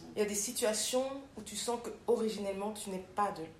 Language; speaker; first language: French; non-native, local second language; Kinyarwanda